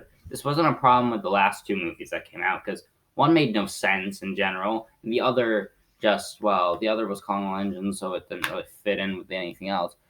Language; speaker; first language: English; native; English